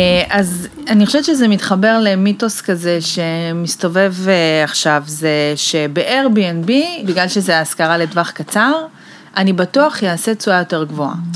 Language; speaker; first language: Hebrew; native; Hebrew